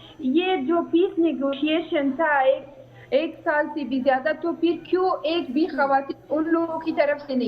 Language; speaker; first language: Hindi; non-native, fluent; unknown